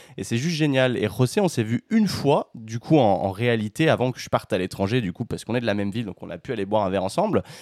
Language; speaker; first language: French; native; French